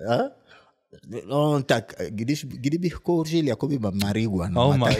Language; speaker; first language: Czech; non-native, fluent; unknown